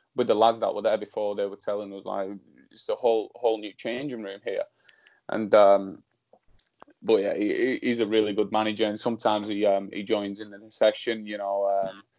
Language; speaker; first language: English; early bilingual, other home language; Slovak